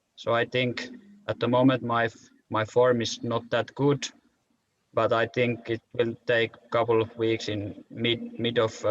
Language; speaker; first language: English; non-native, fluent; Finnish